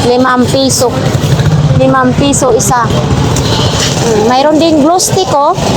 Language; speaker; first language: Filipino; native; Filipino